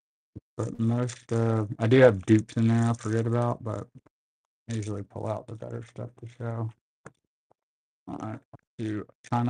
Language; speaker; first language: English; native; English